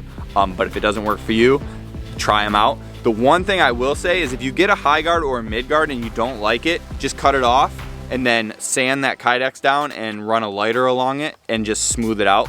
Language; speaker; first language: English; native; English